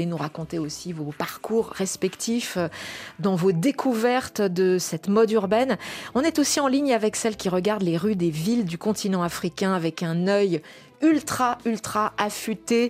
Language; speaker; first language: French; native; French